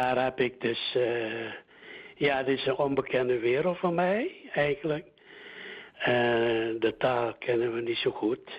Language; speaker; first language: Dutch; early bilingual, other home language; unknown